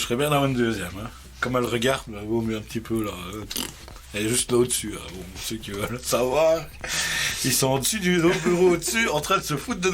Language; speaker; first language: French; native; French